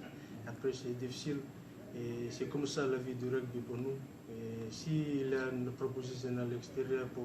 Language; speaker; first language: French; non-native, learner; Fijian